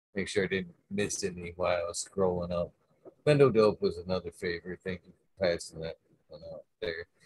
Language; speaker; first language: English; native; English